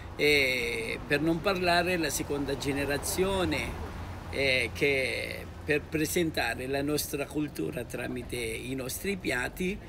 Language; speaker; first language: Italian; non-native, fluent; Filipino